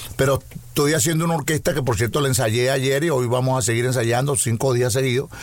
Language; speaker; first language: Spanish; native; Spanish